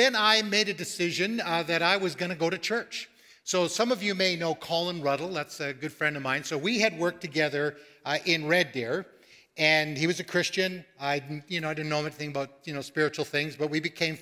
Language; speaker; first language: English; native; English